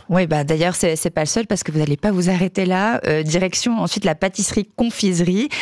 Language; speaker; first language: French; native; French